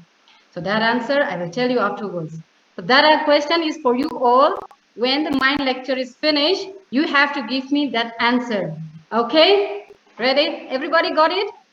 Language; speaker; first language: English; non-native, local second language; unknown